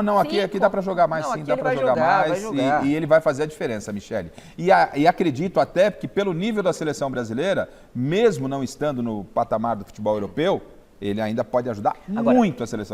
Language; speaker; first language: Portuguese; native; Portuguese